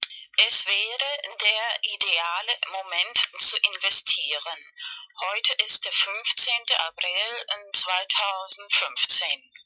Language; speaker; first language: German; non-native, fluent; Spanish